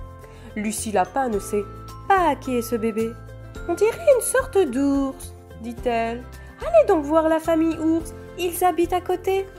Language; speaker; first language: French; native; French